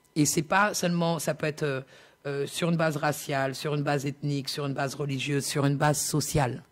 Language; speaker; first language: French; native; French